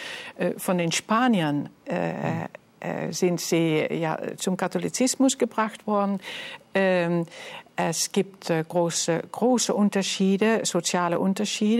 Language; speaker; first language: German; non-native, fluent; Dutch